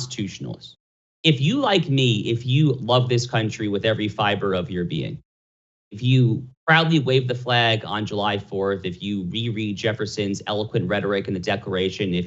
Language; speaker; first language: English; native; English